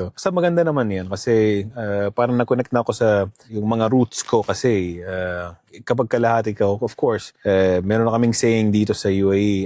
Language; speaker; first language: Filipino; early bilingual, heritage; Filipino